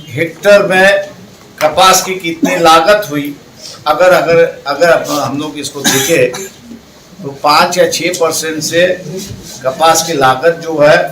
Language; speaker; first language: Hindi; non-native, local second language; Marathi